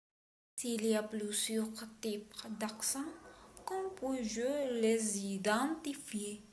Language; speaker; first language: French; non-native, learner; Spanish